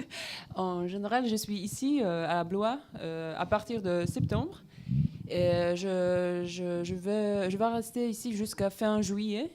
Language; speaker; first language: French; non-native, learner; Polish